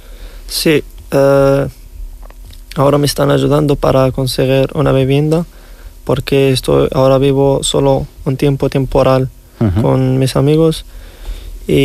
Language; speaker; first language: Spanish; non-native, learner; Riffian